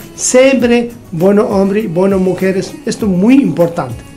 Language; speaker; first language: Spanish; non-native, learner; Tibetan